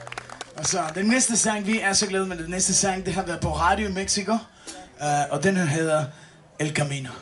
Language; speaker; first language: Danish; non-native, learner; Spanish